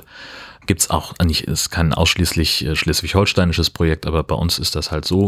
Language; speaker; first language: German; native; German